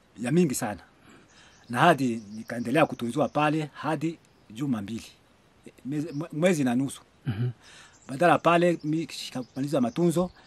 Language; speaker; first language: Swahili; non-native, local second language; Bembe